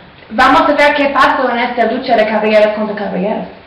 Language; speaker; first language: Spanish; non-native, learner; English